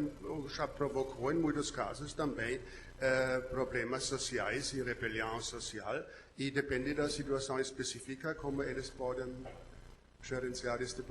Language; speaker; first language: Portuguese; non-native, learner; German